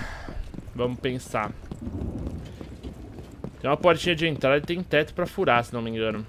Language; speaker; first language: Portuguese; native; Portuguese